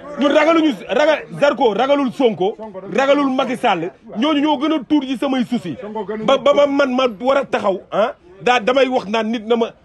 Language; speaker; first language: Wolof; native; Wolof